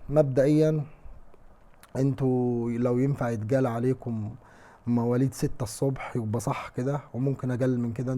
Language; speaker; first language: Arabic; native; Arabic